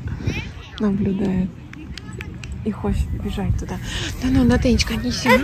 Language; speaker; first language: Russian; native; Russian